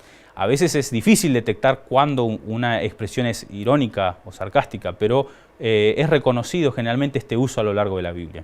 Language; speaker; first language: Spanish; native; Spanish